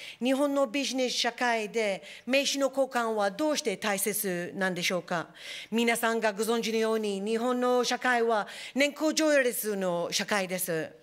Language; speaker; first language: Japanese; non-native, fluent; English